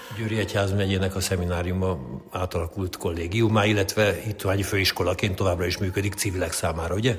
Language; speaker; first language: Hungarian; native; Hungarian